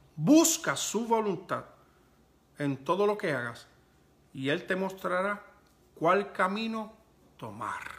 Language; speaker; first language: Spanish; early bilingual, heritage; Spanish